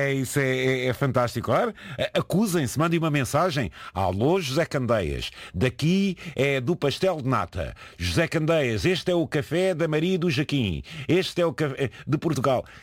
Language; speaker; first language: Portuguese; native; Portuguese